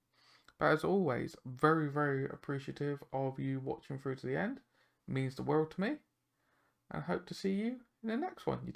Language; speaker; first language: English; native; English